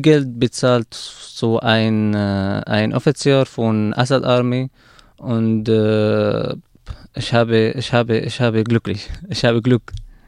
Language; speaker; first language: German; non-native, learner; Arabic